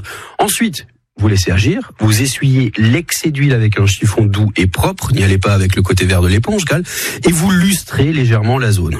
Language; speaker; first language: French; native; French